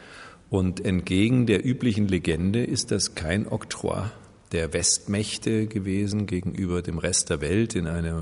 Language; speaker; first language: German; native; German